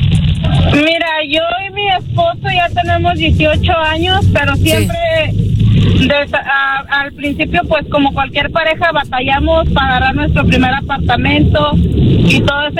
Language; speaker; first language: Spanish; native; Spanish